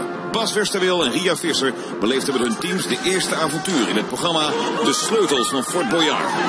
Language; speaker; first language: Dutch; native; Dutch